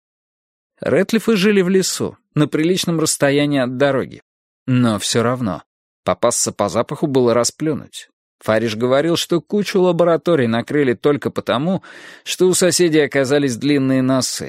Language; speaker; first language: Russian; native; Russian